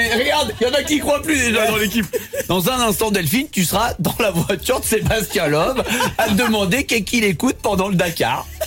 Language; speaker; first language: French; native; French